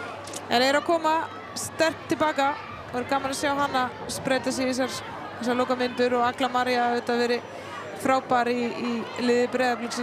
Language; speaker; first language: Icelandic; native; Icelandic